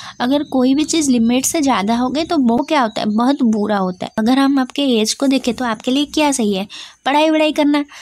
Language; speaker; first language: Hindi; non-native, local second language; Odia